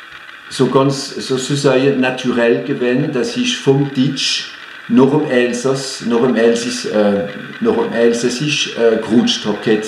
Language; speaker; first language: German; non-native, fluent; French